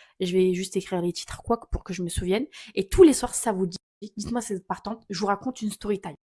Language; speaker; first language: French; early bilingual, other home language; Arabic